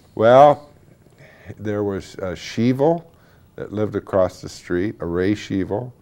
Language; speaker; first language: English; native; English